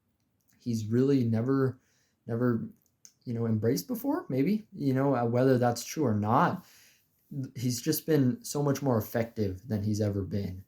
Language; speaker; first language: English; native; English